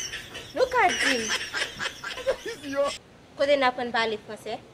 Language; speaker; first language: French; non-native, learner; Haitian Creole